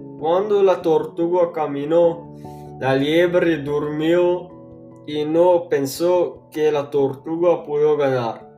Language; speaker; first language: Spanish; non-native, learner; English